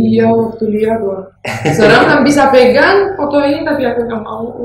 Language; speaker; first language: Indonesian; non-native, fluent; Romanian